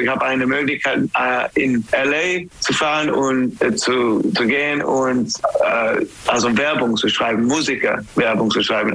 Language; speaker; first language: German; non-native, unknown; English